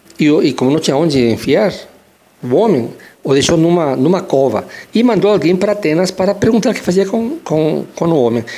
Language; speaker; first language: Portuguese; non-native, fluent; Spanish